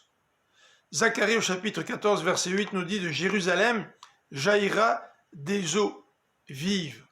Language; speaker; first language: French; native; French